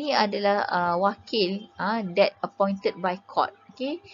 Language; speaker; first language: English; non-native, local second language; Malay